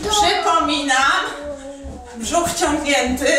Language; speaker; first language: Polish; native; Polish